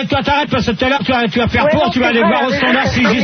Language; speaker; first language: French; native; French